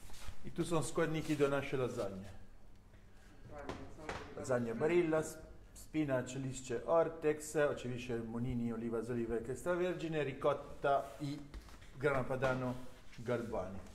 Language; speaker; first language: Polish; non-native, learner; Italian